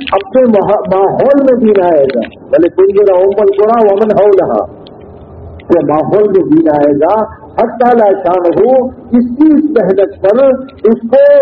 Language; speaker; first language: Urdu; native; Urdu